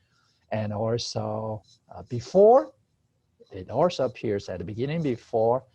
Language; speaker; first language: English; non-native, fluent; Chinese